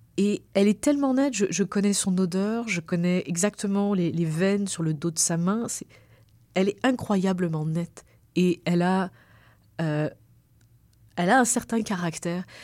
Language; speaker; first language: French; native; French